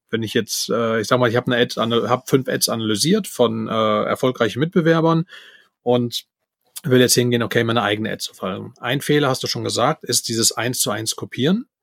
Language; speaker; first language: German; native; German